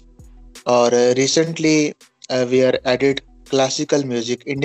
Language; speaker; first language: English; non-native, local second language; Punjabi